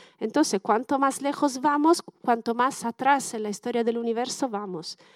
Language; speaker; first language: Spanish; non-native, fluent; Italian